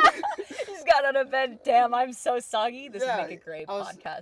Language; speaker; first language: English; native; English